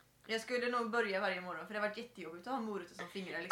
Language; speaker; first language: Swedish; native; Swedish